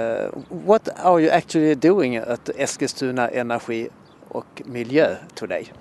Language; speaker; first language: English; non-native, fluent; Swedish